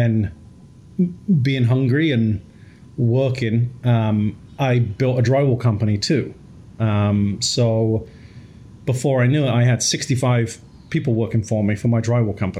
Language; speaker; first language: English; native; English